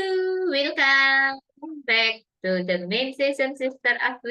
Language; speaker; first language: English; non-native, fluent; Indonesian